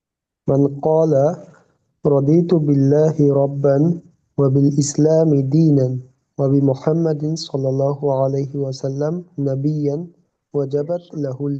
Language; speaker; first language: Arabic; non-native, learner; Bangla